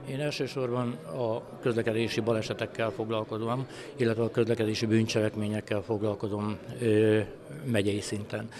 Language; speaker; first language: Hungarian; native; Hungarian